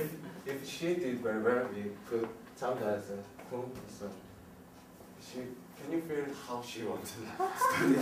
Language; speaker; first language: English; non-native, learner; Korean